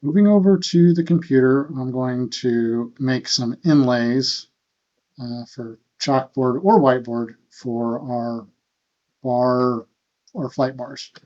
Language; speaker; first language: English; native; English